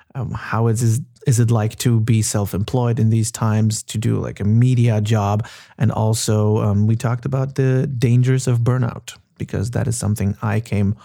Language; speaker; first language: English; non-native, fluent; German